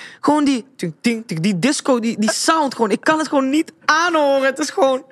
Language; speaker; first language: Dutch; early bilingual, other home language; Riffian